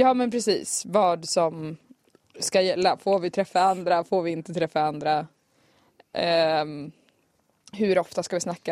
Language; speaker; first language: Swedish; native; Swedish